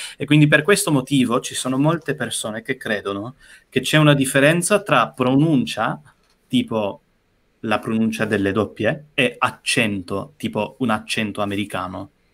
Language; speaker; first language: Italian; non-native, fluent; English